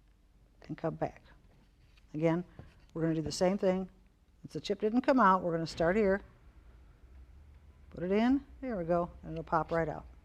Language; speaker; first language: English; native; English